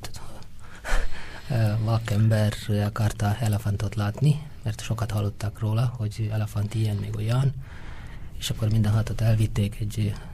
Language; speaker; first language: Hungarian; non-native, fluent; Tamil